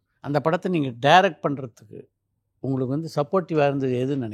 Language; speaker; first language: Tamil; native; Tamil